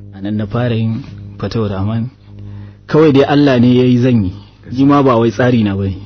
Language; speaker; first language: Hausa; native; Hausa